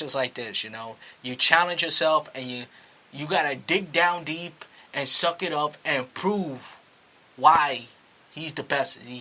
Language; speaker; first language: English; native; English